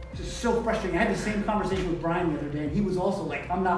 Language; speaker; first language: English; native; English